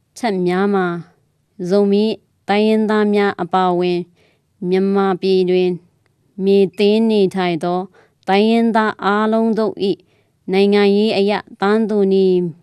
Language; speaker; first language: Burmese; non-native, local second language; Tedim Chin